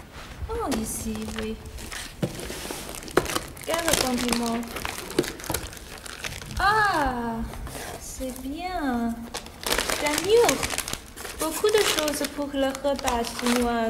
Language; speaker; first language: French; non-native, learner; Chinese